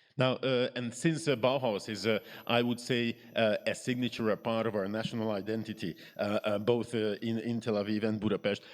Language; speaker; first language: English; non-native, fluent; Hebrew